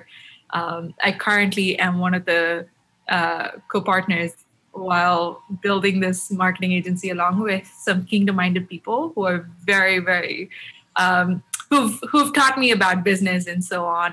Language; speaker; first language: English; non-native, local second language; Tamil